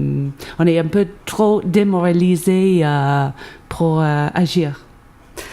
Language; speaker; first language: French; non-native, fluent; English